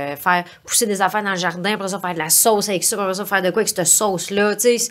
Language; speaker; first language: French; native; French